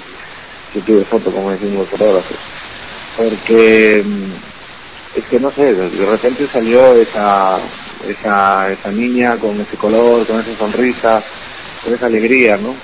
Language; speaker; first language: Spanish; native; Spanish